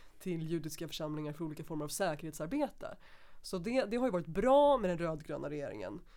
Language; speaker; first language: Swedish; native; Swedish